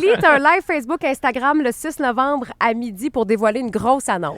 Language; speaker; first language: French; native; French